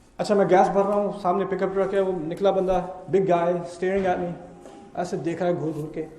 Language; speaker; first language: Urdu; early bilingual, heritage; Urdu